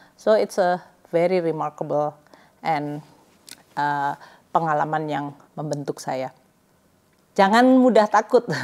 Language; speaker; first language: Indonesian; native; Indonesian